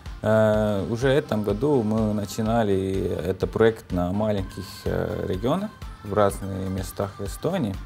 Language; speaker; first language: Russian; non-native, local second language; Estonian